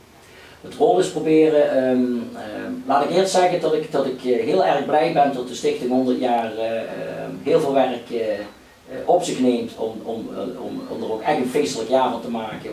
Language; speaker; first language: Dutch; native; Dutch